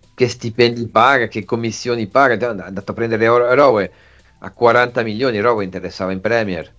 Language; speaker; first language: Italian; native; Italian